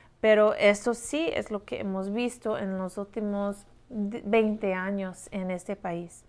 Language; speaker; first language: Spanish; non-native, fluent; English